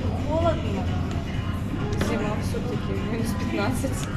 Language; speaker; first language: Russian; native; Russian